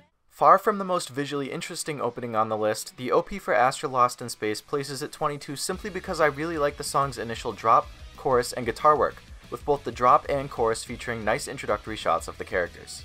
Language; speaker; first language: English; native; English